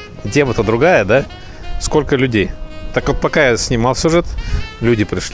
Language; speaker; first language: Russian; native; Russian